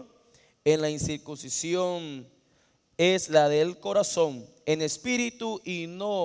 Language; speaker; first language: Spanish; native; Spanish